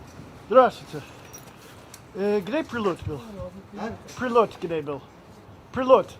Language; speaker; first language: Russian; non-native, learner; English